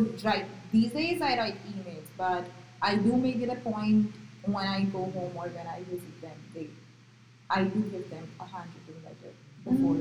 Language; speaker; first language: English; non-native, local second language; Marathi